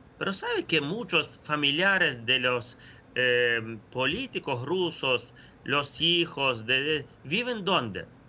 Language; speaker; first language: Spanish; non-native, fluent; Ukrainian